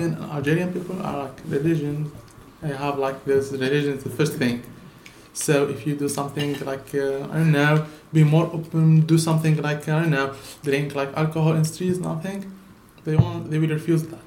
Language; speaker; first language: English; non-native, learner; Arabic